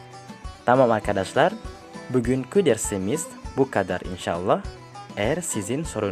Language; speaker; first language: Turkish; non-native, fluent; Indonesian